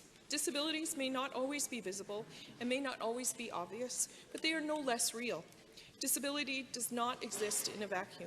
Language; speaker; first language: English; native; English